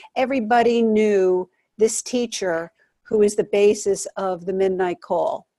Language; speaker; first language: English; native; English